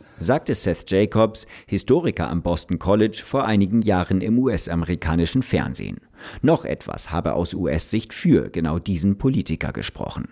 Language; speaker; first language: German; native; German